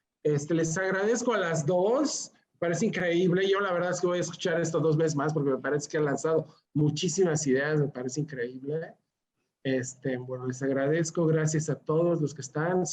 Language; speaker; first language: Spanish; native; Spanish